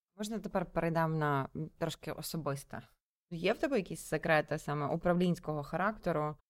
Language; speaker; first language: Ukrainian; native; Ukrainian